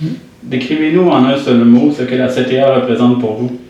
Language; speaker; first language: French; native; French